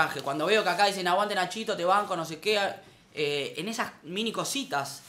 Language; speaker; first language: Spanish; native; Spanish